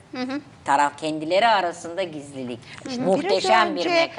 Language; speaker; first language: Turkish; native; Turkish